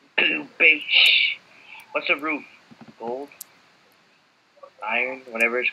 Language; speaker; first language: English; native; English